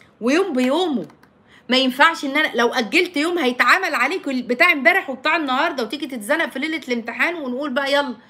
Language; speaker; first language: Arabic; native; Arabic